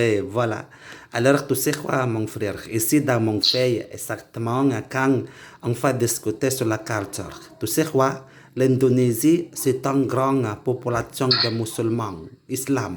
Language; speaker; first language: French; non-native, learner; Indonesian